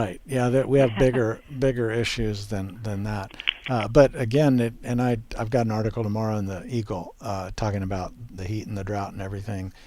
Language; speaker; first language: English; native; English